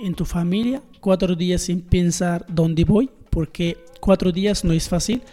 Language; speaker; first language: Spanish; non-native, learner; Arabic